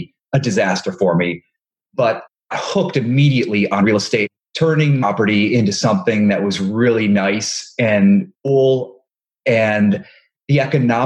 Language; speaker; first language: English; native; English